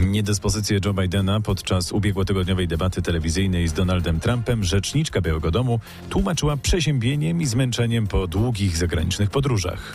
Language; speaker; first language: Polish; native; Polish